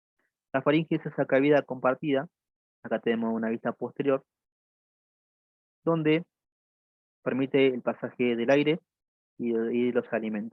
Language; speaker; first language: Spanish; native; Spanish